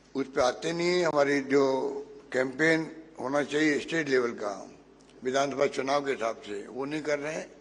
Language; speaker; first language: Hindi; native; Hindi